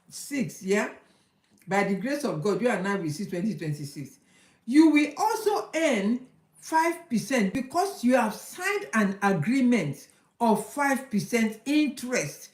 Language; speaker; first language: English; non-native, local second language; Yoruba